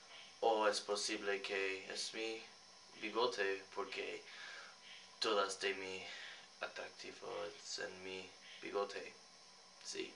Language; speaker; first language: Spanish; non-native, learner; English